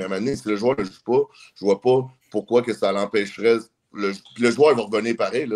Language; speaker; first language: French; native; French